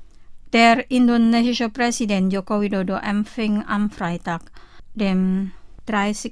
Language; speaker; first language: German; non-native, fluent; Indonesian